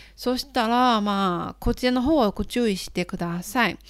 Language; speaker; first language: Japanese; non-native, fluent; Chinese